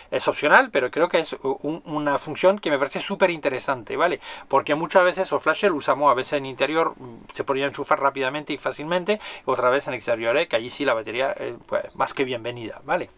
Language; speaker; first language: Spanish; non-native, fluent; French